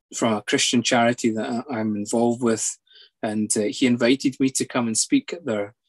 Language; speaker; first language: English; native; English